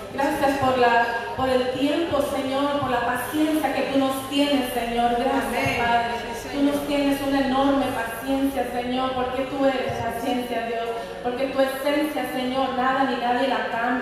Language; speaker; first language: Spanish; native; Spanish